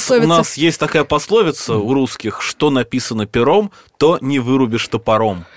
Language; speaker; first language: Russian; native; Russian